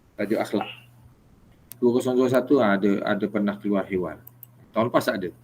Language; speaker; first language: Malay; native; Malay